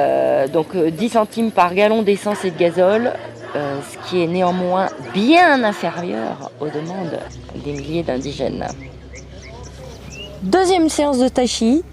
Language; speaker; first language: French; native; French